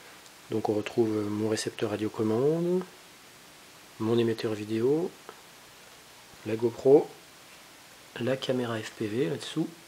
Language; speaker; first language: French; native; French